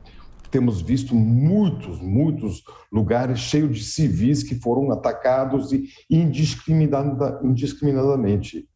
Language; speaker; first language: Portuguese; non-native, fluent; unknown